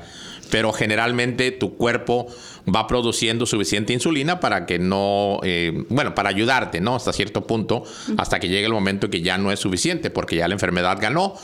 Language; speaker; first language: Spanish; native; Spanish